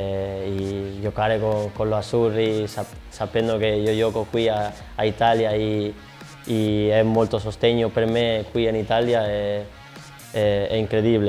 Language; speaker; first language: Italian; non-native, fluent; Spanish